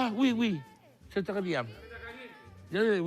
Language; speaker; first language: French; non-native, learner; Spanish